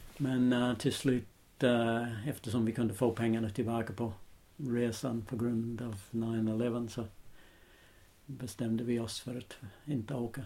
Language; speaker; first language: Swedish; non-native, fluent; English